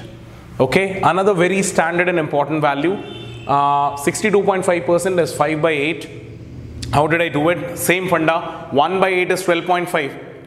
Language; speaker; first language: English; non-native, local second language; Hindi